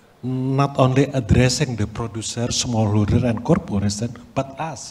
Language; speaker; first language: English; non-native, fluent; Indonesian